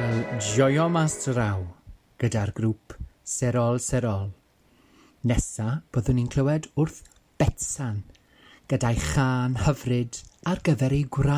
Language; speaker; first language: Welsh; native; Welsh